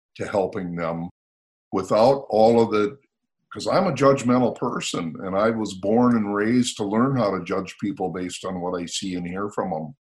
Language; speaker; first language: English; native; English